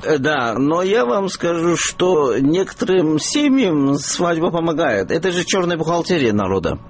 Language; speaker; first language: Russian; non-native, local second language; Azerbaijani